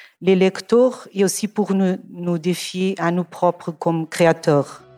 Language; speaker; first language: French; non-native, fluent; Portuguese